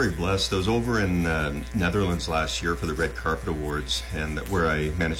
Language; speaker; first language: English; native; English